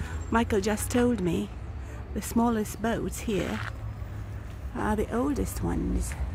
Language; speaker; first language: English; non-native, fluent; Romanian